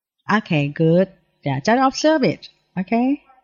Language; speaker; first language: English; non-native, learner; Thai